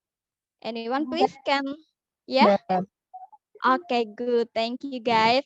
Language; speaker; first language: English; non-native, learner; Indonesian